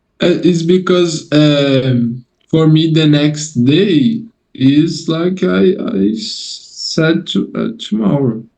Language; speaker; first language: English; non-native, learner; Portuguese